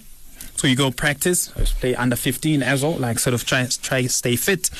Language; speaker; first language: English; non-native, local second language; Zulu